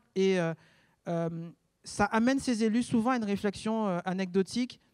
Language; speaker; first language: French; native; French